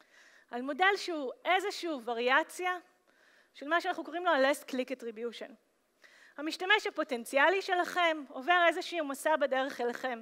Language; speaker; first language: Hebrew; native; Hebrew